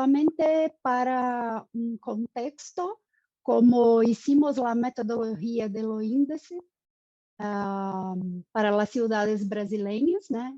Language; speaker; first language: Spanish; non-native, fluent; Portuguese